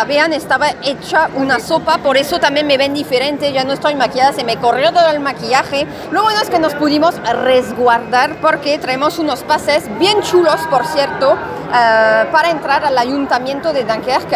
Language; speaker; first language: Spanish; non-native, fluent; French